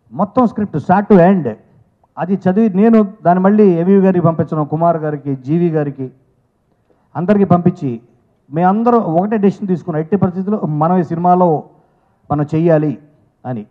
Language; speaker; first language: Telugu; native; Telugu